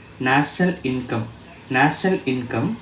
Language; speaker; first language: English; non-native, local second language; Tamil